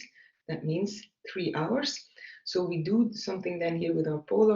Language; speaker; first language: English; non-native, fluent; Dutch